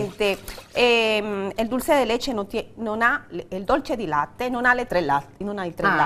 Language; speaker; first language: Italian; non-native, fluent; Spanish